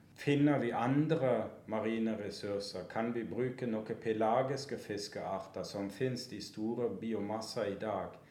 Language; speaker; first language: Norwegian; non-native, fluent; German